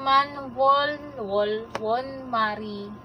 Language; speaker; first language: Korean; non-native, learner; Filipino